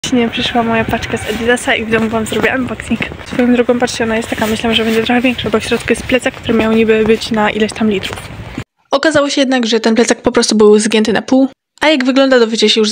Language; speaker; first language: Polish; native; Polish